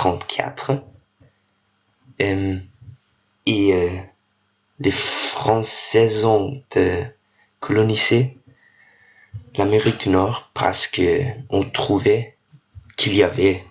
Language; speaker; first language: French; non-native, learner; Danish